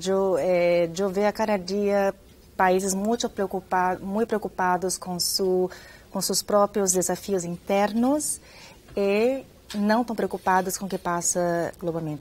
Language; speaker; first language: Spanish; non-native, fluent; Portuguese